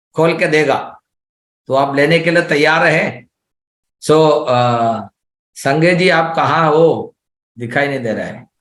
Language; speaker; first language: Hindi; non-native, local second language; Malayalam